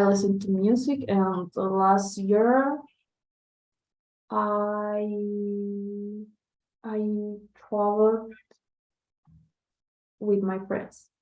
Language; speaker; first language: English; non-native, learner; Spanish